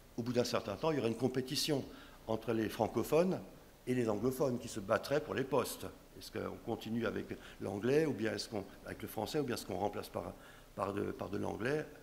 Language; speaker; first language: French; non-native, local second language; Swiss German